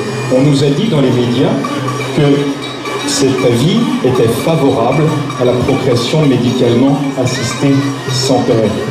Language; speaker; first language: French; native; French